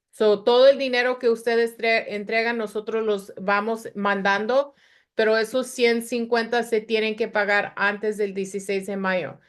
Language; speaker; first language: Spanish; early bilingual, other home language; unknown